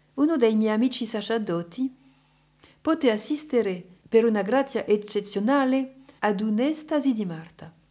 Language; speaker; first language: Italian; non-native, fluent; French